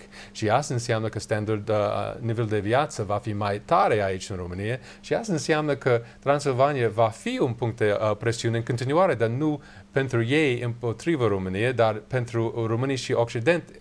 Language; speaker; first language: Romanian; non-native, learner; English